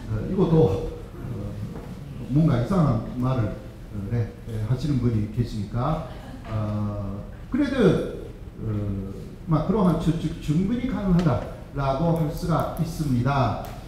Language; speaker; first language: Korean; non-native, fluent; Japanese